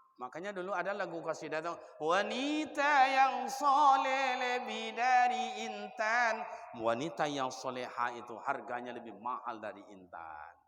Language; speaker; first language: Malay; non-native, local second language; Minangkabau